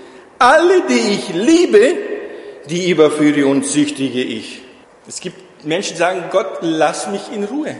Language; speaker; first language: German; non-native, fluent; Portuguese